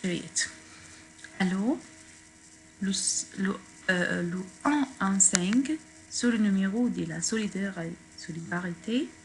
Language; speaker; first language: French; non-native, fluent; Arabic